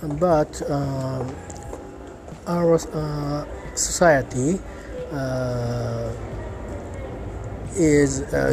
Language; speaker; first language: English; non-native, learner; Japanese